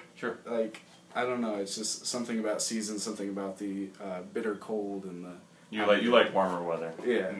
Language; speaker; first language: English; native; English